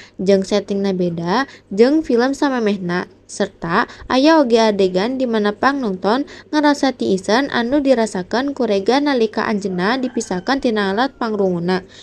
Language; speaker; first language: Sundanese; non-native, local second language; Indonesian